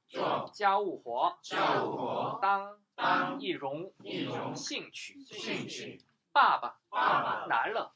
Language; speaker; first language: Chinese; non-native, fluent; Korean